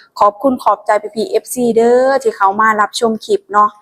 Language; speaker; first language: Thai; non-native, local second language; Lao